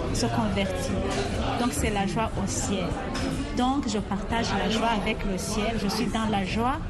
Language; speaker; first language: French; non-native, local second language; Rundi